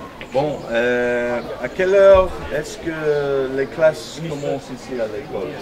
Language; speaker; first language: French; non-native, fluent; English